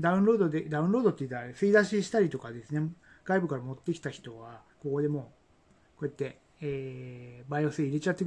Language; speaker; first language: Japanese; native; Japanese